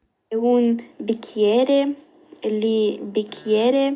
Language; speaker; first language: Italian; non-native, learner; Ukrainian